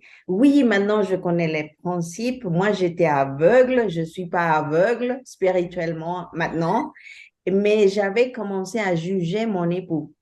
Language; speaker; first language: French; non-native, fluent; Spanish